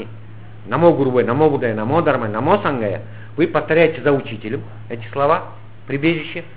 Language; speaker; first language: Russian; native; Russian